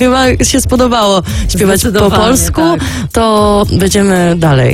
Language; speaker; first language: Polish; early bilingual, heritage; Polish